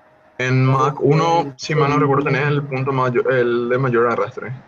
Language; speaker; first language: Spanish; native; Spanish